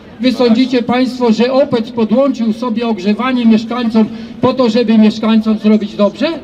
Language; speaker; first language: Polish; native; Polish